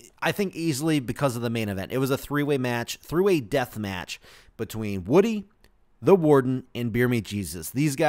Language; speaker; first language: English; native; English